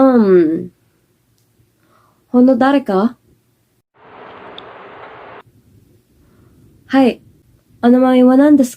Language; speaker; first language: Japanese; non-native, learner; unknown